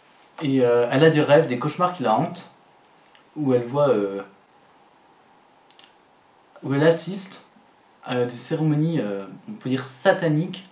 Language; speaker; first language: French; native; French